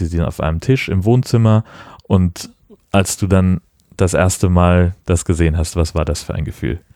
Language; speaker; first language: German; native; German